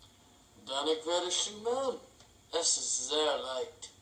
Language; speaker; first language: German; non-native, learner; English